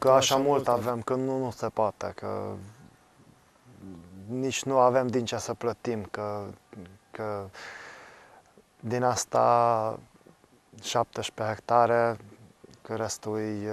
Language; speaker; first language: Romanian; non-native, local second language; Hungarian